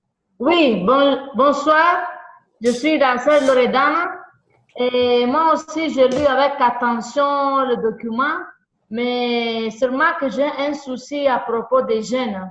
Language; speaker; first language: French; non-native, fluent; Italian